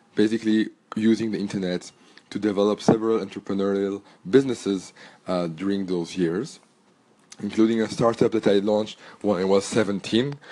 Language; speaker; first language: English; non-native, fluent; French